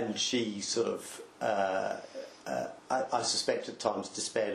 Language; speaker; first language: English; native; English